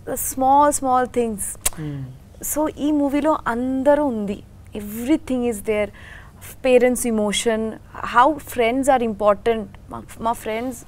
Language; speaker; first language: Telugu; non-native, learner; Bangla